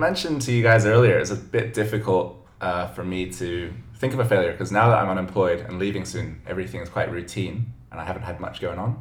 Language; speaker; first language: English; native; English